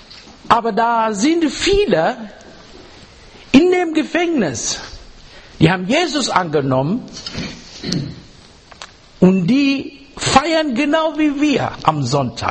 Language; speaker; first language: German; non-native, learner; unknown